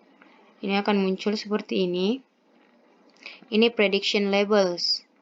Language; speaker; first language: Indonesian; native; Indonesian